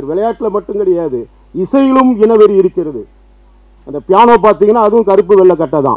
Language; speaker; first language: Tamil; native; Tamil